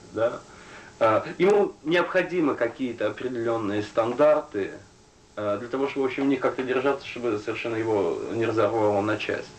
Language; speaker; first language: Russian; native; Russian